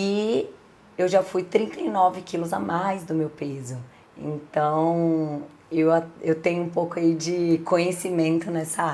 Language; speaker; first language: Portuguese; native; Portuguese